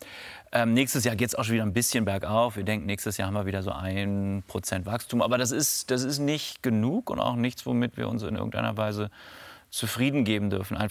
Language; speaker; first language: German; native; German